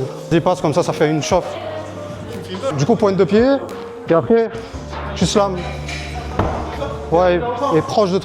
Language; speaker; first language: French; native; French